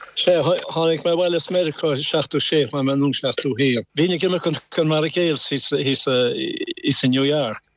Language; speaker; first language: Irish; native; Irish